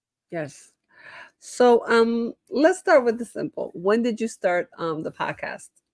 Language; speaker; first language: English; early bilingual, other home language; Spanish